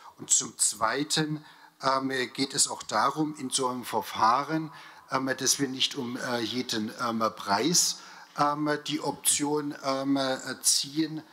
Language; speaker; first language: German; native; German